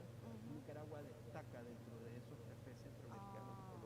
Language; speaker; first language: Spanish; native; Spanish